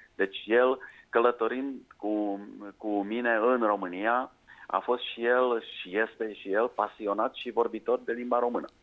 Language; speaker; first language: Romanian; non-native, fluent; Czech